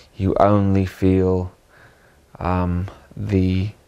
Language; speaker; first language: English; native; English